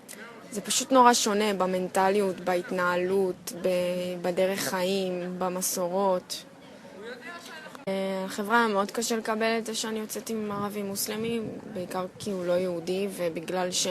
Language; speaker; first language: Hebrew; native; Hebrew